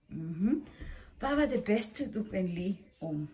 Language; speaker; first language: Danish; non-native, fluent; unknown